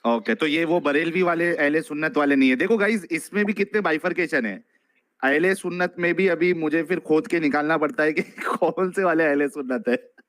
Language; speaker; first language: Hindi; native; Hindi